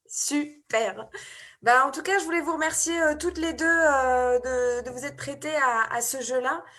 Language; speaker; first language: French; native; French